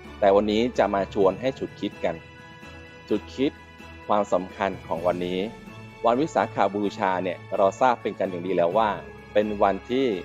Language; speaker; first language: Thai; native; Thai